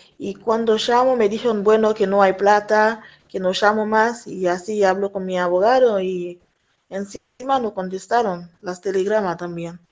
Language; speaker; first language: Spanish; non-native, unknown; Haitian Creole